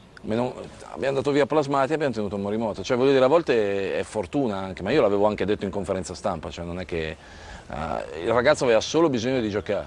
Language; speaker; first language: Italian; native; Italian